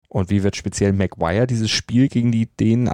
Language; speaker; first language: German; native; German